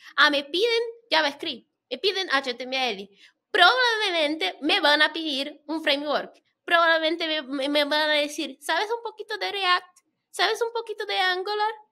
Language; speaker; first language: Spanish; non-native, fluent; Portuguese